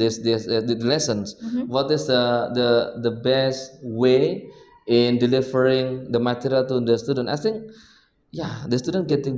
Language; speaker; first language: English; non-native, learner; Indonesian